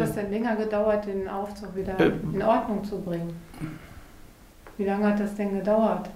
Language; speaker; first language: German; native; German